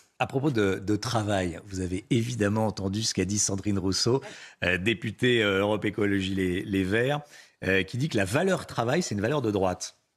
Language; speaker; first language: French; native; French